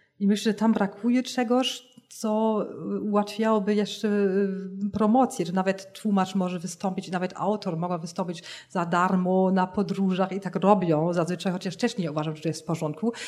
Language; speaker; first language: Polish; non-native, fluent; German